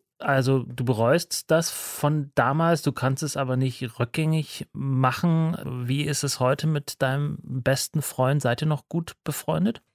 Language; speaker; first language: German; native; German